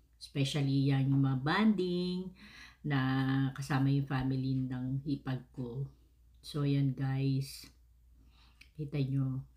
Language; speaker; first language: Filipino; native; Filipino